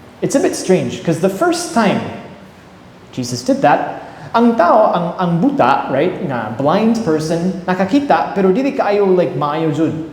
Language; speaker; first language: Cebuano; early bilingual, heritage; Cebuano